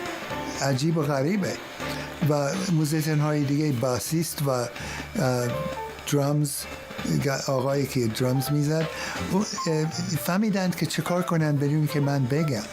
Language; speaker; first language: Persian; non-native, fluent; English